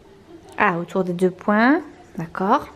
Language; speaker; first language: French; native; French